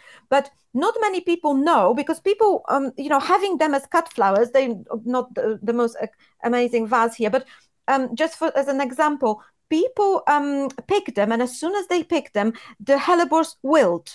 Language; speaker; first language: English; non-native, fluent; Polish